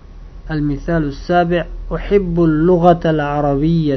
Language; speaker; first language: Arabic; non-native, fluent; Uzbek